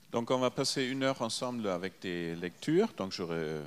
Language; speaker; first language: French; non-native, fluent; German